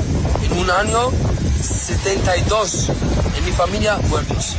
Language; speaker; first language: Spanish; non-native, learner; Arabic